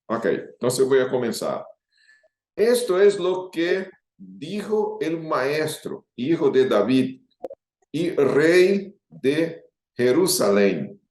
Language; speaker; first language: Spanish; non-native, fluent; Portuguese